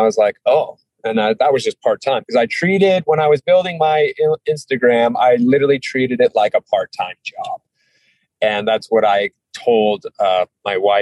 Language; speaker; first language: English; native; English